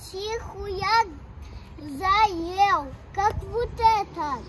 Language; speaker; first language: Russian; early bilingual, other home language; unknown